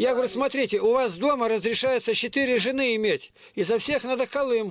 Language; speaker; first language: Russian; native; Russian